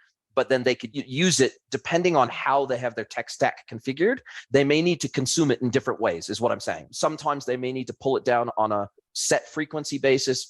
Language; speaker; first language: English; native; English